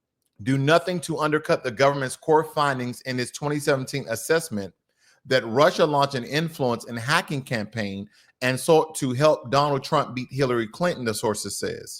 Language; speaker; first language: English; native; English